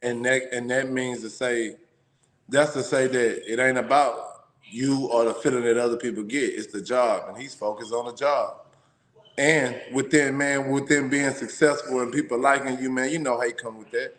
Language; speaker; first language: English; native; English